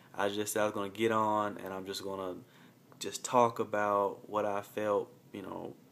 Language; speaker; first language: English; native; English